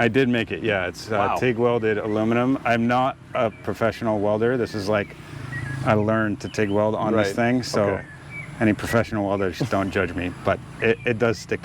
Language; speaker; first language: English; native; English